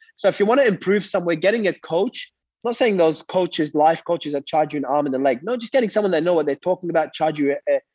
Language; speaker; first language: English; early bilingual, other home language; Arabic